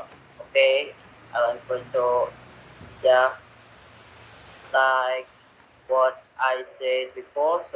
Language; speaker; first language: English; non-native, learner; Indonesian